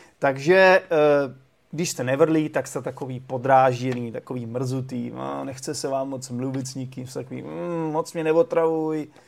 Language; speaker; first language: Czech; native; Czech